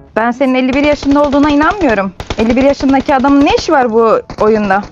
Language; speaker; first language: Turkish; native; Turkish